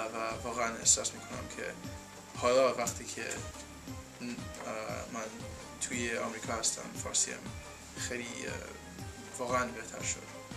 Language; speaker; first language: Persian; non-native, fluent; English